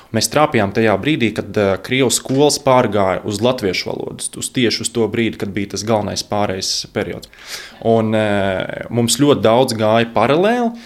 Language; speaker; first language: Latvian; non-native, local second language; Russian